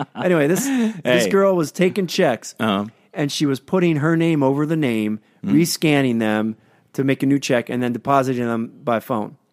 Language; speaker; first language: English; native; English